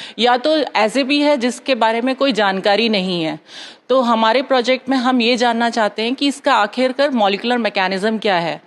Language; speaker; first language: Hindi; non-native, local second language; Malayalam